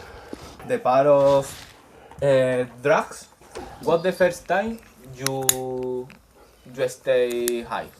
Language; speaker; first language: English; non-native, learner; Spanish